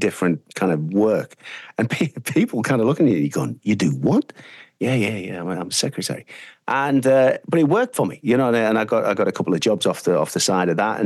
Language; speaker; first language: English; native; English